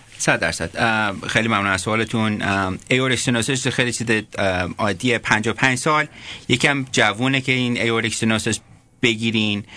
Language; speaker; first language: Persian; early bilingual, heritage; Persian